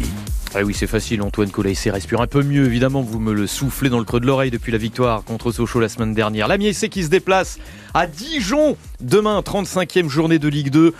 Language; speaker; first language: French; native; French